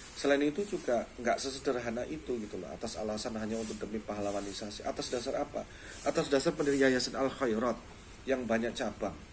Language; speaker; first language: Indonesian; native; Indonesian